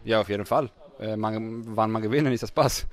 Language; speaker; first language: German; non-native, fluent; Swedish